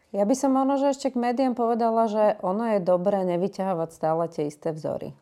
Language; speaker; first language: Slovak; native; Slovak